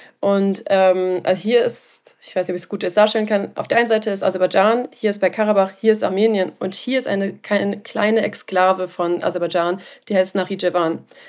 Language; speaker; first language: German; native; German